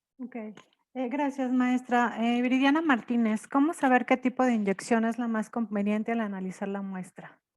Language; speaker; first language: Spanish; native; Spanish